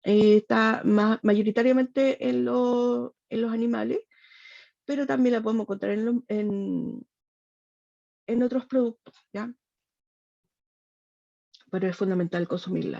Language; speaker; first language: Spanish; native; Spanish